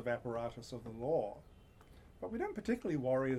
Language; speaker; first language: English; native; English